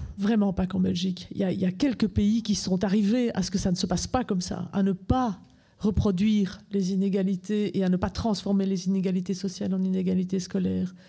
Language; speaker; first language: French; native; French